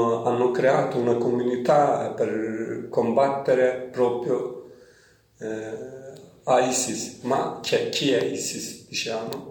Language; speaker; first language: Italian; non-native, learner; Kurdish